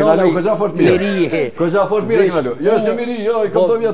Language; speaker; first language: Albanian; native; Albanian